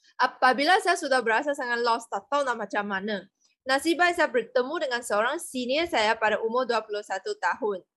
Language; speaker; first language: Malay; non-native, local second language; Chinese